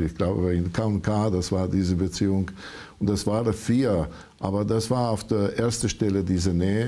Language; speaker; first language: German; non-native, learner; Croatian